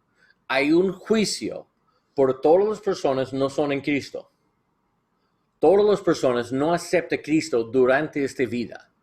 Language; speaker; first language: Spanish; non-native, learner; English